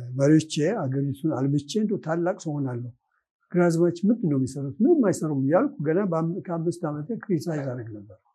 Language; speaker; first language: Amharic; non-native, local second language; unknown